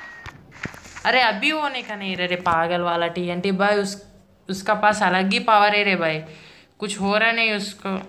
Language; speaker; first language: Hindi; native; Hindi